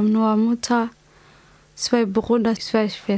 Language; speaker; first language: German; non-native, learner; Somali